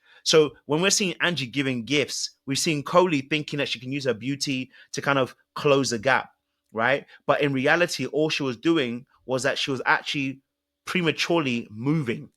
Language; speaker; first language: English; native; English